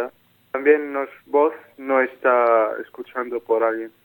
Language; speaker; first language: Spanish; non-native, learner; Arabic